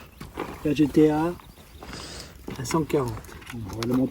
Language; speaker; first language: French; native; French